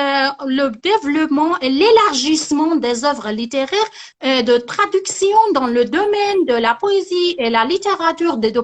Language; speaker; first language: French; non-native, learner; Persian